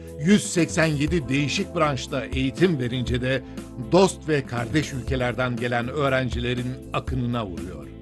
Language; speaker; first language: Turkish; native; Turkish